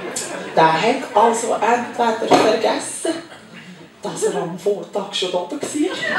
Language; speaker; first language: German; native; German